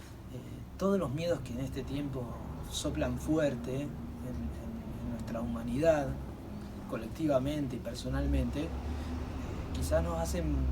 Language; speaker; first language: Spanish; native; Spanish